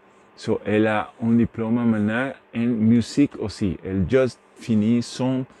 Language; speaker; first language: French; non-native, learner; Spanish